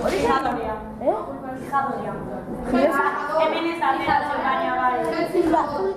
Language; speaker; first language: Basque; non-native, local second language; Spanish